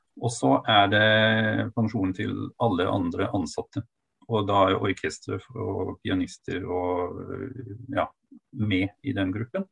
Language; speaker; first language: Norwegian; non-native, fluent; German